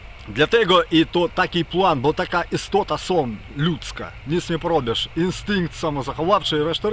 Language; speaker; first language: Polish; non-native, fluent; Ukrainian